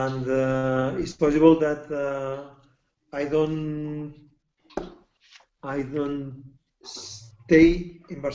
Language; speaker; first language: English; non-native, learner; Spanish